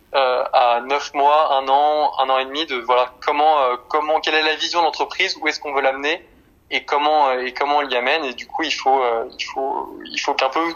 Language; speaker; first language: French; native; French